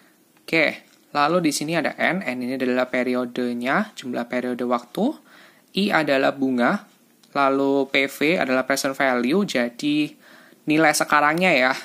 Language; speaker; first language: Indonesian; native; Indonesian